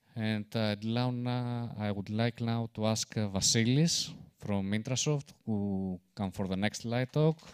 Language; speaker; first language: English; non-native, fluent; Greek